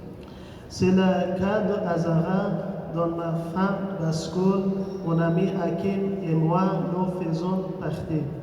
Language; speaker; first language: French; non-native, learner; Persian